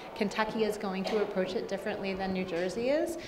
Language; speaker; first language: English; native; English